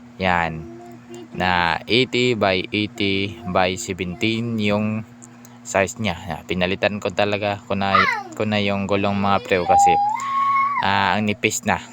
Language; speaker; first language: Filipino; non-native, local second language; Cebuano